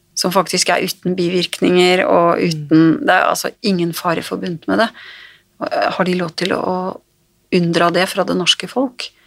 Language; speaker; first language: Norwegian; native; Norwegian